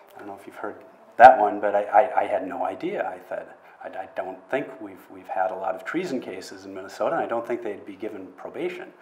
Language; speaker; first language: English; native; English